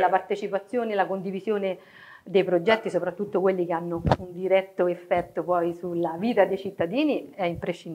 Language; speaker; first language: Italian; native; Italian